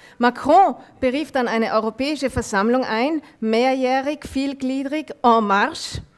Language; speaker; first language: German; non-native, fluent; French